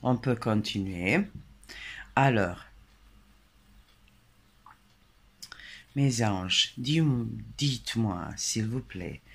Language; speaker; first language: French; non-native, fluent; Serbian